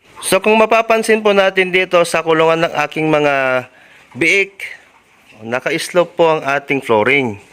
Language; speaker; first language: Filipino; non-native, local second language; Iloko